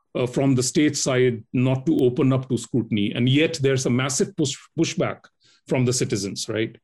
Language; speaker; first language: English; non-native, local second language; Hindi